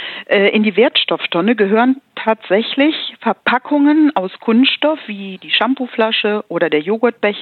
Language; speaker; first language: German; native; German